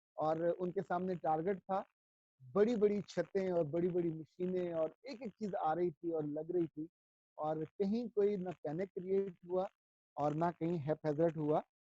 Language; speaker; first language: Urdu; non-native, local second language; Punjabi